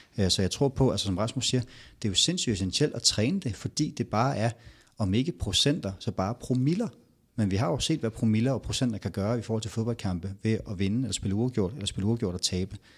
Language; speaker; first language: Danish; native; Danish